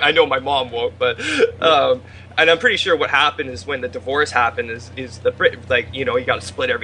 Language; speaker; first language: English; native; English